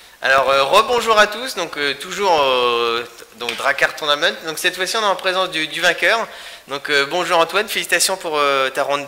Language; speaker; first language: French; native; French